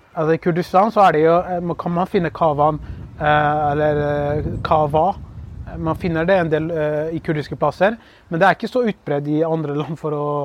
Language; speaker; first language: Norwegian; early bilingual, other home language; Kurdish